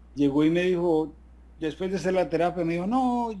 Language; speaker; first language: Spanish; native; Spanish